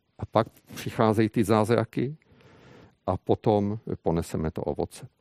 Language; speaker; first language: Czech; native; Czech